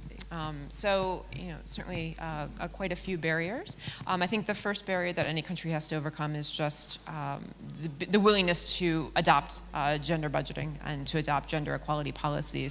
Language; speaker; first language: English; non-native, fluent; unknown